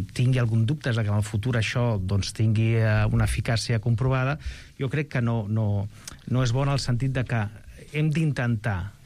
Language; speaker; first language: Catalan; non-native, local second language; Spanish